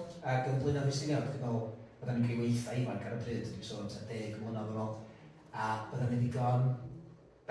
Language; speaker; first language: Welsh; native; Welsh